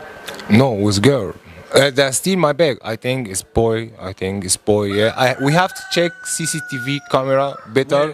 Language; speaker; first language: English; non-native, learner; Arabic